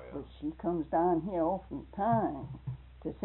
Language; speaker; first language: English; native; English